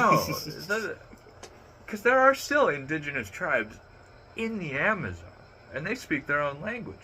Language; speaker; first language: English; native; English